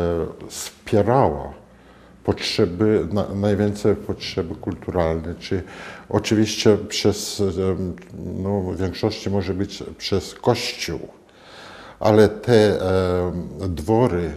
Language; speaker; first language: Polish; non-native, fluent; Latvian